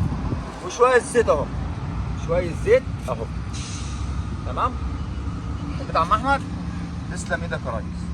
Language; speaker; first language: Arabic; native; Arabic